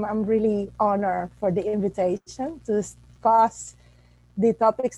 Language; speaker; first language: English; non-native, fluent; Spanish